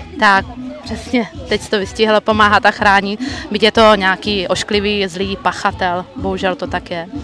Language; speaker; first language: Czech; native; Czech